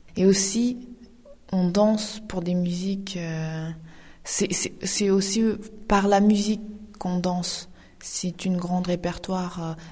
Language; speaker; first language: French; non-native, fluent; Uyghur